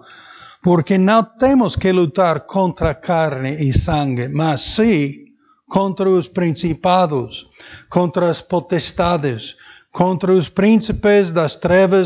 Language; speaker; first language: Portuguese; non-native, fluent; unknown